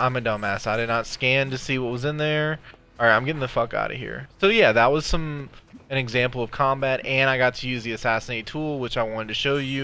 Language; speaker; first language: English; native; English